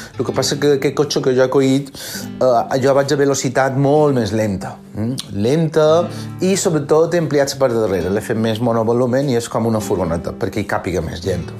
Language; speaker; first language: Catalan; native; Catalan